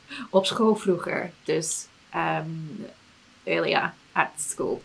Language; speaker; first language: English; native; English